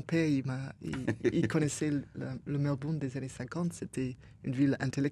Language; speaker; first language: French; non-native, fluent; English